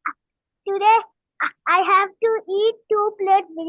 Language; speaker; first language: English; non-native, learner; Hindi